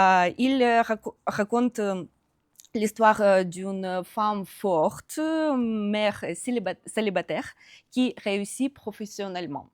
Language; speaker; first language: French; non-native, fluent; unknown